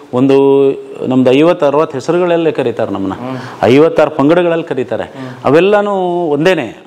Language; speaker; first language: Kannada; non-native, local second language; Lambadi